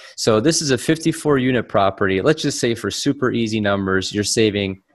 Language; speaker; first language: English; native; English